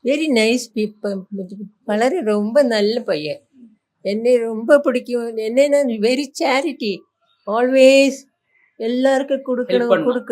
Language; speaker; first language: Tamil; non-native, learner; Malayalam